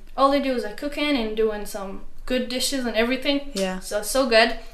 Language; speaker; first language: English; non-native, learner; Arabic